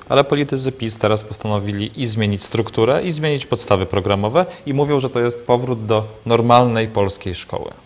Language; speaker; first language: Polish; native; Polish